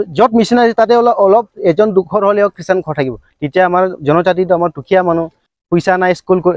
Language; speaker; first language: Assamese; non-native, local second language; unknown